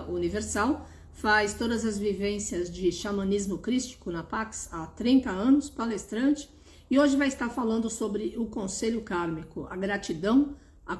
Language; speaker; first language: Portuguese; native; Portuguese